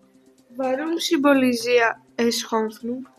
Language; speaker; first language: German; non-native, learner; Greek